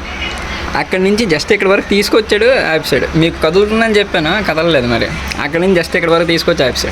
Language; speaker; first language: Telugu; native; Telugu